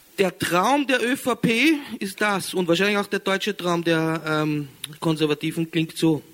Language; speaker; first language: German; native; German